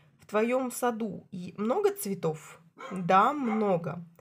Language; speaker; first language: Russian; native; Russian